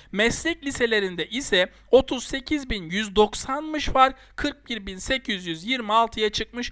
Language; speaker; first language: Turkish; native; Turkish